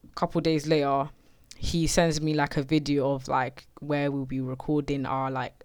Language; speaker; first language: English; native; English